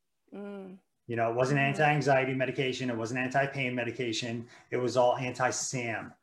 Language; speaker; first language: English; native; English